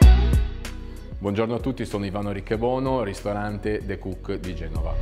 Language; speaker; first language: Italian; native; Italian